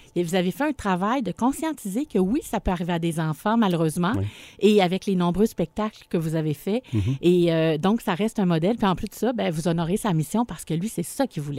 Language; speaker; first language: French; native; French